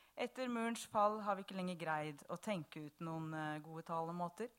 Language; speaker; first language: English; non-native, fluent; Bosnian